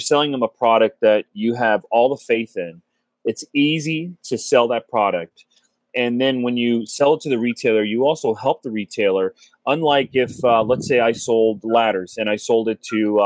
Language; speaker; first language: English; native; English